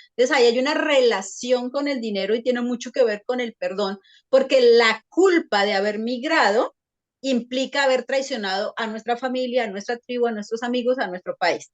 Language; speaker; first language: Spanish; native; Spanish